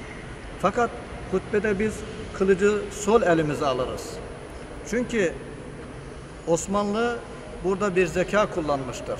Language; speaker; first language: Turkish; native; Turkish